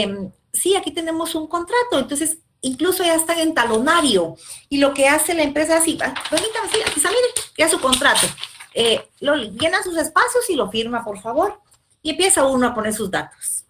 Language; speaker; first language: Spanish; native; Spanish